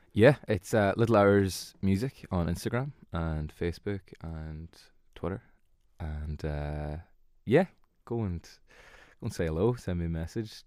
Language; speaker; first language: English; native; English